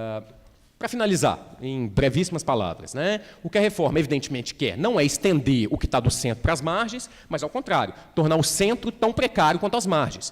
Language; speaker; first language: Portuguese; native; Portuguese